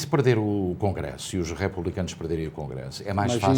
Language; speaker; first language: Portuguese; native; Portuguese